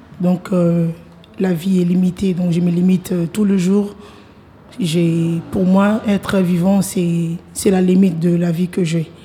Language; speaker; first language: French; non-native, local second language; Lingala